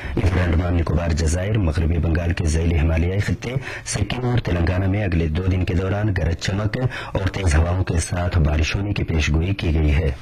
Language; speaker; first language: Urdu; native; Urdu